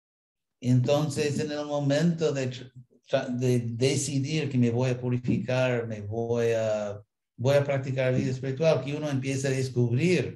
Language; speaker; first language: Spanish; non-native, fluent; English